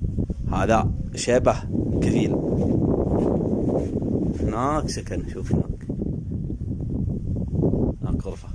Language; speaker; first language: Arabic; non-native, learner; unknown